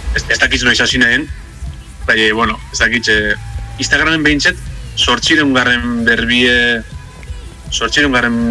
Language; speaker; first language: Basque; native; Basque